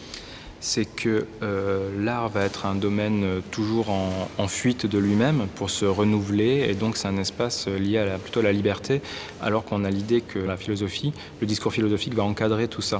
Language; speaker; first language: French; native; French